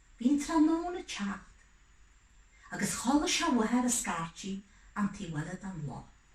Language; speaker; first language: Irish; native; Irish